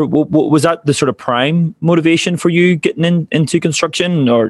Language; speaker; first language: English; native; English